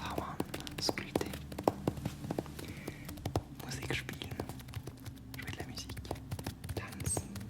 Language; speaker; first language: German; non-native, fluent; French